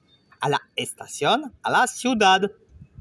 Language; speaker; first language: Spanish; non-native, learner; French